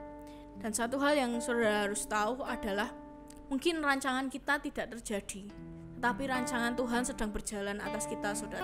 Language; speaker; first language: Indonesian; native; Indonesian